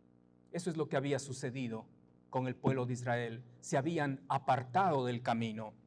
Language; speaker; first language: Spanish; native; Spanish